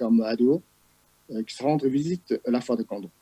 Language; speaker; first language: French; non-native, fluent; Chinese